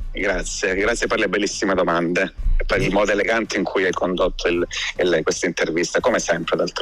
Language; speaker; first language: Italian; native; Italian